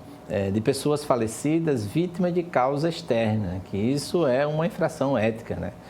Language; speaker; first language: Portuguese; native; Portuguese